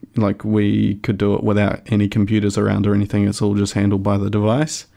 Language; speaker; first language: English; native; English